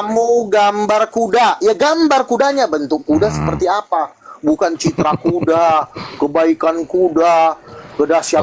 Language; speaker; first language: Malay; native; Malay